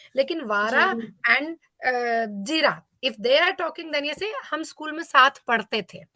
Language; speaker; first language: Hindi; native; Hindi